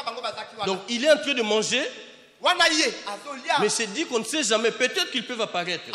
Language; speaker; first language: French; non-native, local second language; Lingala